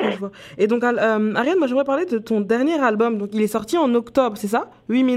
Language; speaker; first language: French; native; French